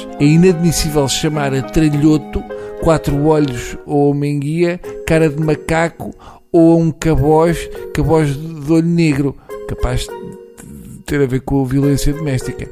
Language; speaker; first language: Portuguese; native; Portuguese